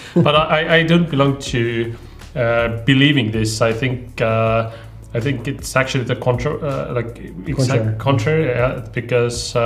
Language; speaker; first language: English; non-native, fluent; Estonian